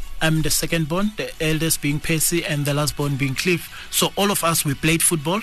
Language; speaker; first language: English; non-native, local second language; Tsonga